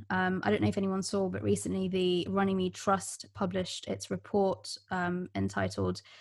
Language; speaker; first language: English; native; English